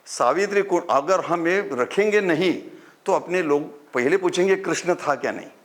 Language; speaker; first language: Hindi; non-native, local second language; Marathi